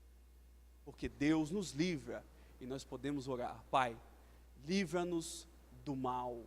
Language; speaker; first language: Portuguese; native; Portuguese